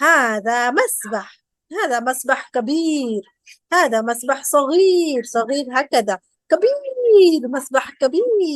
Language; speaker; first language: Arabic; non-native, fluent; Urdu